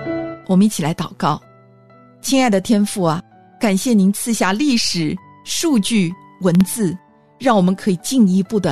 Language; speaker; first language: Chinese; native; Chinese